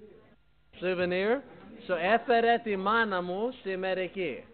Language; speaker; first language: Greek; early bilingual, heritage; Greek